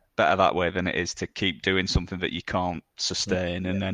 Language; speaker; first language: English; native; English